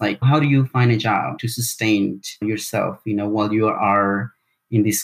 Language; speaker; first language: English; non-native, fluent; Spanish